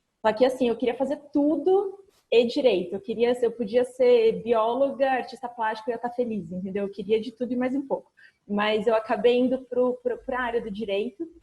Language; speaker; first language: Portuguese; native; Portuguese